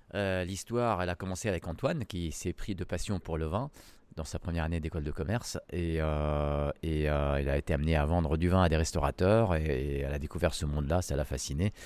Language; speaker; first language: French; non-native, local second language; Arabic